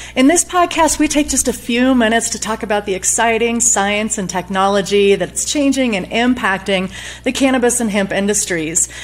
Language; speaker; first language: English; native; English